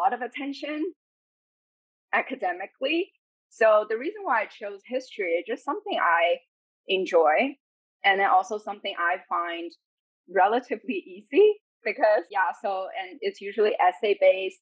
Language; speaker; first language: English; non-native, fluent; Chinese